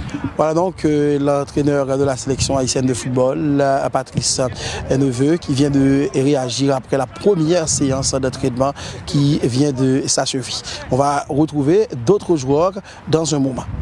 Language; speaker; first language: French; non-native, local second language; Haitian Creole